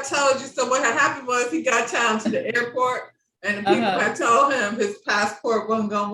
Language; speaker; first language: English; native; English